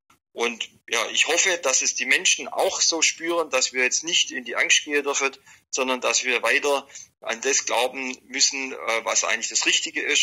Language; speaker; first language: German; native; German